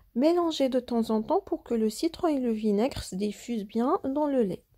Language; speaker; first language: French; non-native, local second language; Arabic